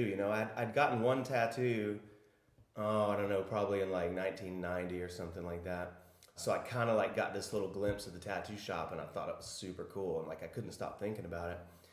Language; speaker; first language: English; native; English